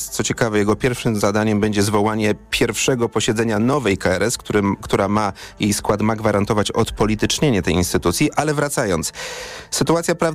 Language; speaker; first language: Polish; native; Polish